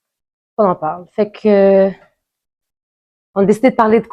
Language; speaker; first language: French; native; French